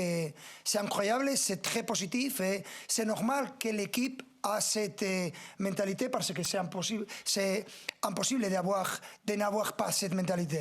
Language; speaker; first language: French; non-native, fluent; Spanish